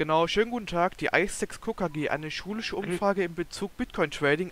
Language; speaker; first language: German; native; German